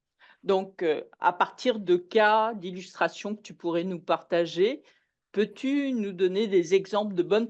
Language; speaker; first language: French; native; French